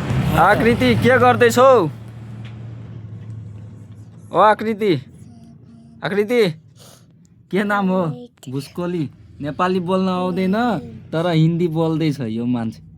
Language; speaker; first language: Nepali; non-native, local second language; Maithili